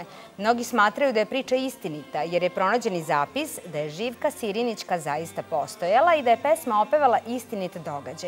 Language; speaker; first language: Serbian; native; Serbian